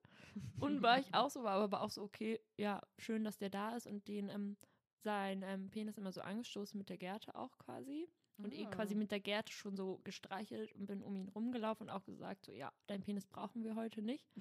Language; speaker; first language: German; native; German